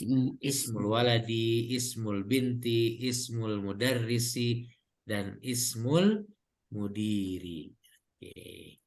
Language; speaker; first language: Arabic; non-native, fluent; Indonesian